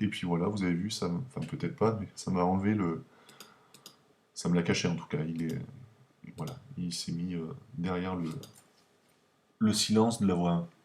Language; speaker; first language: French; native; French